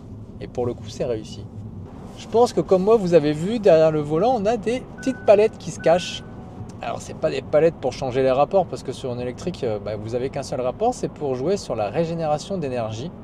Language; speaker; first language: French; native; French